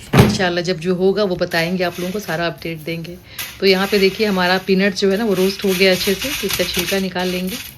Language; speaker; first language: Hindi; native; Hindi